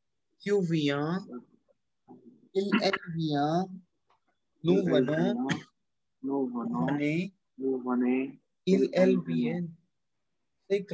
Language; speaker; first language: French; non-native, fluent; Hindi